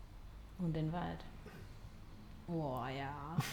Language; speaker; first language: German; native; German